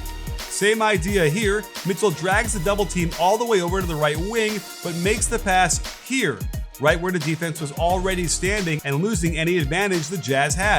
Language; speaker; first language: English; native; English